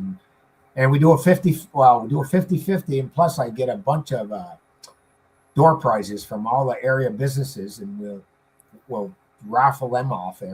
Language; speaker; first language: English; native; English